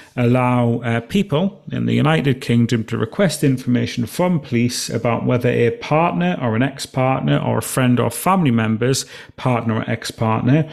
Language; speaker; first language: English; native; English